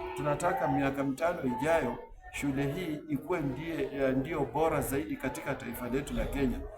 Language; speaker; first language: Swahili; non-native, local second language; Luyia